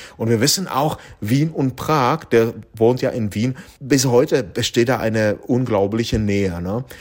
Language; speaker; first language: German; non-native, fluent; Czech